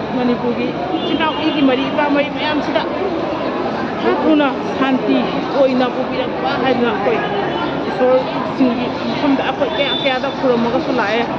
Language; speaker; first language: Manipuri; native; Manipuri